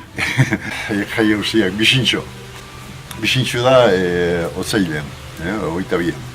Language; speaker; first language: Basque; native; Basque